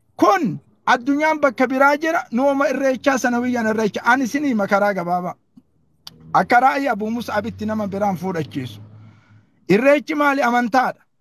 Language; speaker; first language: Oromo; native; Oromo